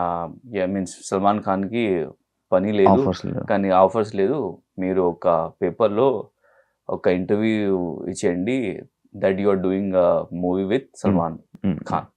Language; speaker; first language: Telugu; non-native, learner; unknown